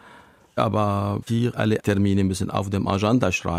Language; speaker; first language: German; non-native, learner; Arabic